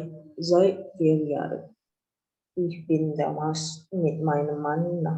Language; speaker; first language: German; non-native, learner; Indonesian